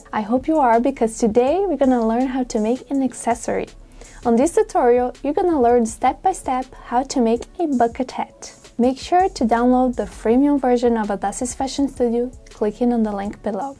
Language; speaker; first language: English; non-native, fluent; Portuguese